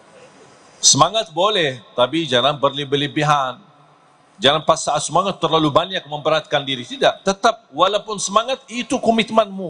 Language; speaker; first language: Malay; non-native, fluent; Arabic